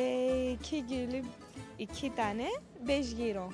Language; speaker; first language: Turkish; early bilingual, heritage; Turkish